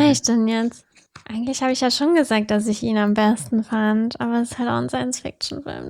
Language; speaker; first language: German; native; German